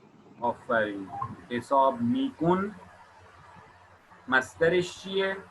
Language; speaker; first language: Persian; non-native, fluent; Urdu